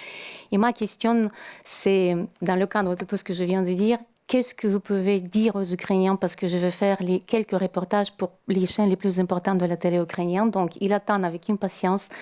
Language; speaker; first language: French; non-native, fluent; Ukrainian